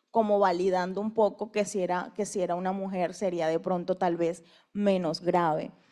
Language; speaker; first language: Spanish; native; Spanish